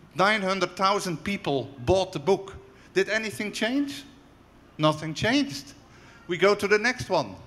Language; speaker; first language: English; non-native, fluent; Dutch